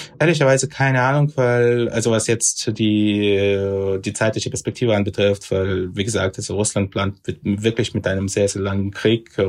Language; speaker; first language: German; non-native, fluent; Russian